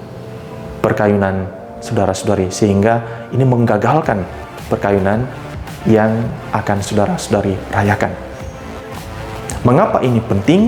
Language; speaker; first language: Indonesian; native; Indonesian